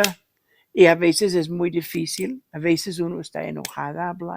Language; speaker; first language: Spanish; non-native, fluent; English